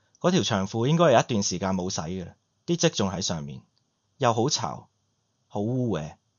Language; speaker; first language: Cantonese; native; Cantonese